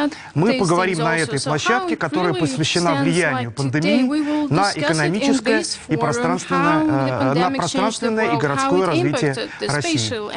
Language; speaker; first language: Russian; native; Russian